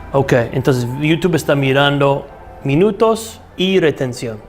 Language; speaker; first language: Spanish; non-native, fluent; English